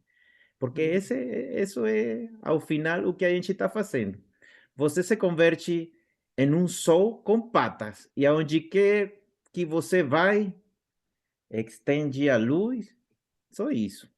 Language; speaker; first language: Portuguese; non-native, fluent; Spanish